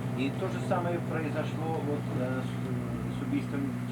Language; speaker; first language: Russian; native; Russian